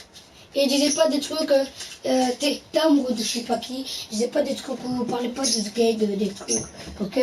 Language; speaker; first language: French; native; French